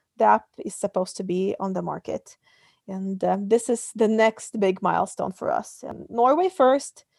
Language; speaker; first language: English; non-native, fluent; Russian